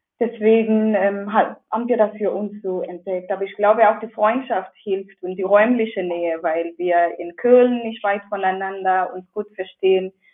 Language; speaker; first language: German; non-native, fluent; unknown